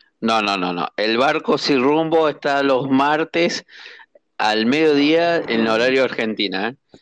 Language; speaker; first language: Spanish; native; Spanish